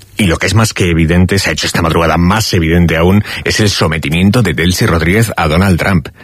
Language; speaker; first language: Spanish; native; Spanish